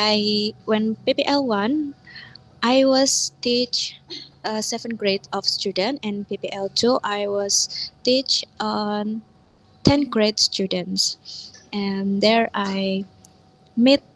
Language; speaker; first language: English; non-native, learner; Indonesian